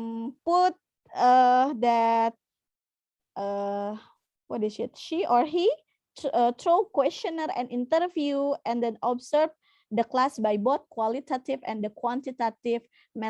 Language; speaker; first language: English; non-native, fluent; Indonesian